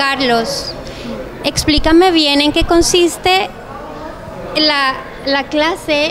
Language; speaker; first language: Spanish; native; Spanish